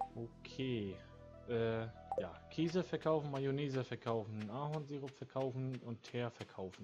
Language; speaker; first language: German; native; German